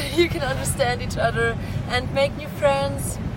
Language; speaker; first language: English; non-native, fluent; German